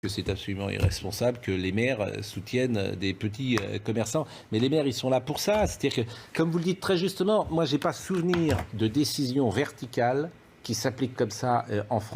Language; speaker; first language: French; native; French